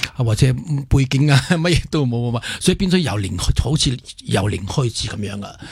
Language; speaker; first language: Cantonese; non-native, fluent; Wu Chinese